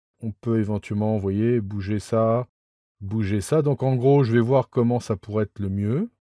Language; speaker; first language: French; native; French